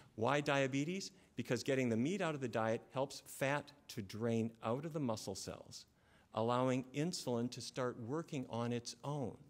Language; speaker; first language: English; native; English